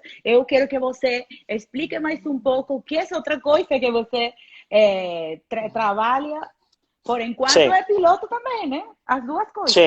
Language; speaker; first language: Portuguese; non-native, fluent; Spanish